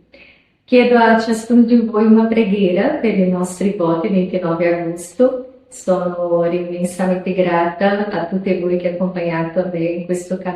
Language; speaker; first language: Italian; non-native, fluent; Portuguese